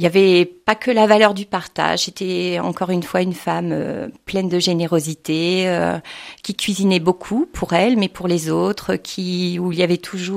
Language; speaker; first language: French; native; French